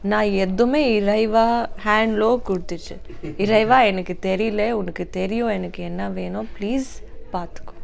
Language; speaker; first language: Tamil; non-native, learner; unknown